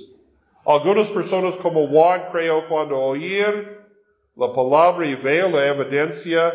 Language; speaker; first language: Spanish; non-native, learner; English